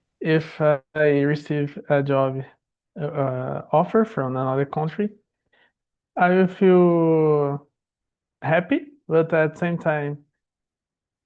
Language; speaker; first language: English; non-native, learner; Portuguese